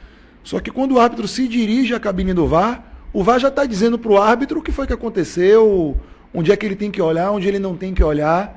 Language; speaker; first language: Portuguese; native; Portuguese